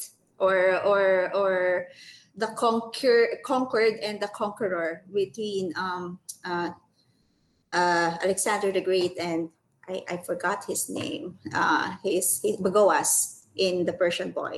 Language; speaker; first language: English; non-native, local second language; Filipino